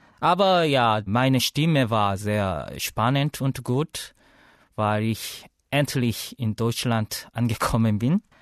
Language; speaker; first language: German; non-native, learner; Korean